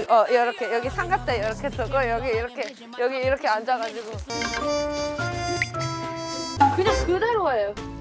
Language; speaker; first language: Korean; native; Korean